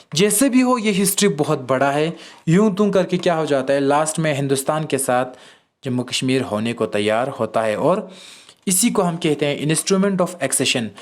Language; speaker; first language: Hindi; non-native, local second language; Kashmiri